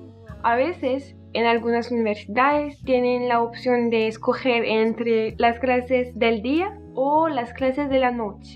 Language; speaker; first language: Spanish; non-native, learner; French